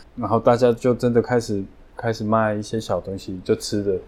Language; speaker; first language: Chinese; early bilingual, heritage; Chinese